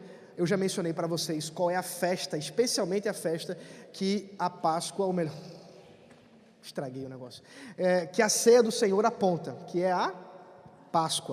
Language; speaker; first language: Portuguese; native; Portuguese